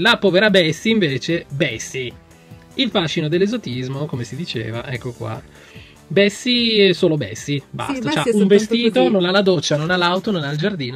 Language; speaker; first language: Italian; native; Italian